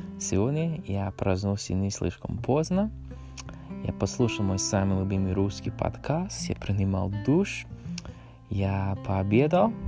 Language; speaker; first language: Russian; non-native, learner; English